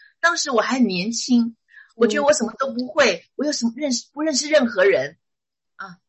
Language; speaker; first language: Chinese; native; Chinese